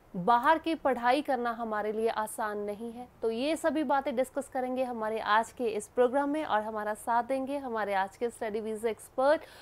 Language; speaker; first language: Hindi; non-native, local second language; Punjabi